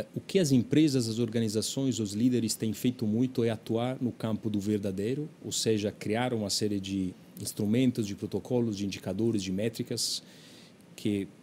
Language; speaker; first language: Portuguese; non-native, fluent; Italian